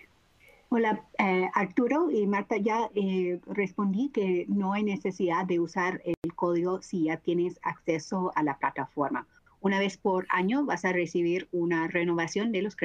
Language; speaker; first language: Spanish; non-native, fluent; English